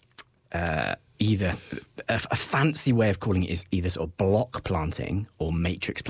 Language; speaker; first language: English; native; English